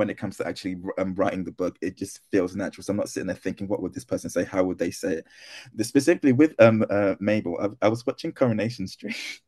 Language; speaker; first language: English; non-native, local second language; Akan